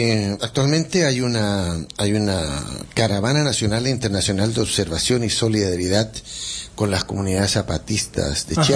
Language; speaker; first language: Spanish; native; Spanish